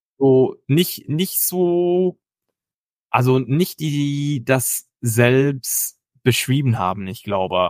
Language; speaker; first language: German; non-native, fluent; English